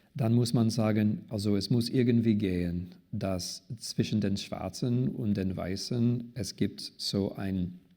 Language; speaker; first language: German; non-native, fluent; English